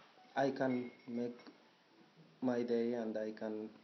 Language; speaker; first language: English; non-native, learner; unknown